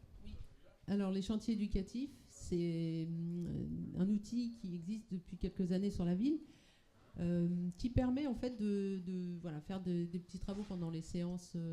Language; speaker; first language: French; native; French